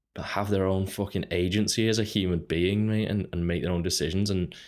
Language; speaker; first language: English; native; English